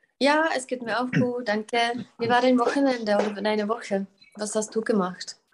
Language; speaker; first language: German; non-native, fluent; Czech